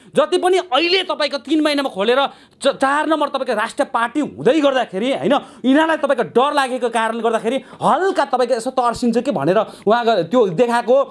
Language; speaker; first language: Nepali; native; Nepali